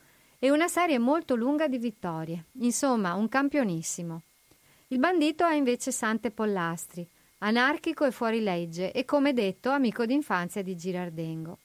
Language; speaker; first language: Italian; native; Italian